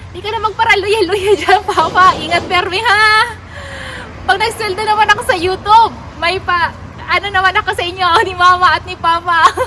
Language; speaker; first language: Filipino; non-native, local second language; Bikol